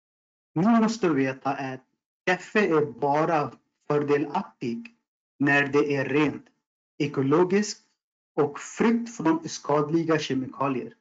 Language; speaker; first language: Swedish; non-native, fluent; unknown